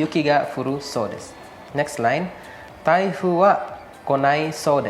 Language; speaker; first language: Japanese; non-native, fluent; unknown